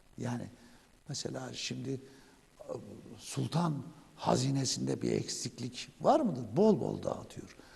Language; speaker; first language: Turkish; native; Turkish